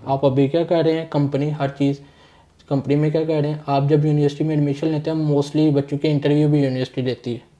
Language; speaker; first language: Urdu; non-native, local second language; Punjabi